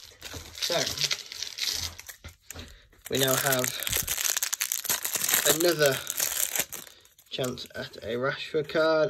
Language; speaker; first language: English; native; English